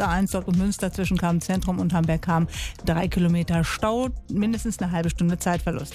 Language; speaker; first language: German; native; German